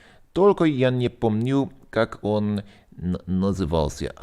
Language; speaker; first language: Russian; non-native, learner; English